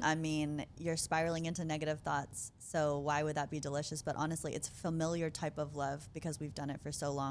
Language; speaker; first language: English; native; English